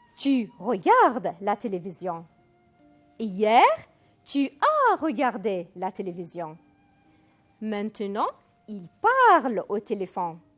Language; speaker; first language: French; non-native, fluent; Arabic